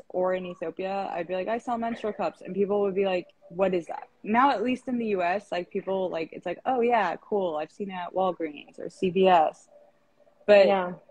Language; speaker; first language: English; non-native, fluent; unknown